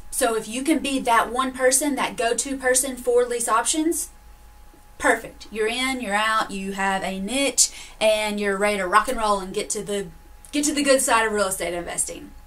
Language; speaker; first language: English; native; English